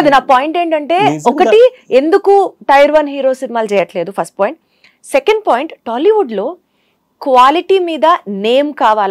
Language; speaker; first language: Telugu; native; Telugu